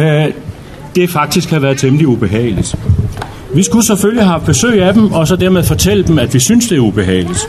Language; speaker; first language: Danish; native; Danish